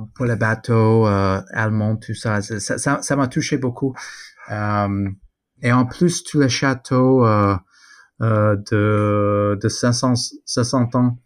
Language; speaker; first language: French; non-native, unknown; English